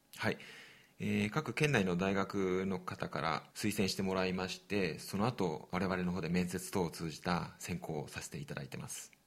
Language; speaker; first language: Japanese; native; Japanese